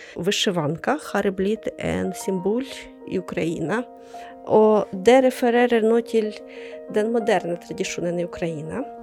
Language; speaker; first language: Norwegian; non-native, fluent; Ukrainian